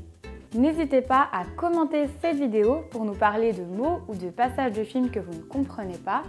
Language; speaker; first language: French; native; French